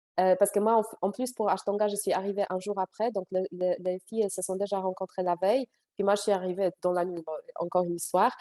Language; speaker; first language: French; non-native, fluent; Polish